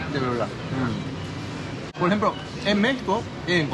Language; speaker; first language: Spanish; non-native, learner; Japanese